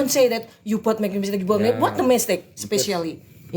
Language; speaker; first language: English; non-native, learner; Indonesian